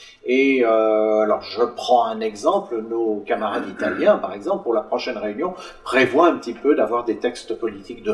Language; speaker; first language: French; native; French